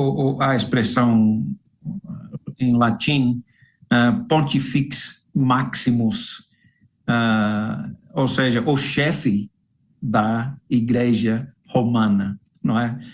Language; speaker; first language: Portuguese; non-native, fluent; English